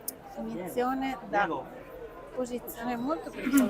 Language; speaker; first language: Italian; native; Italian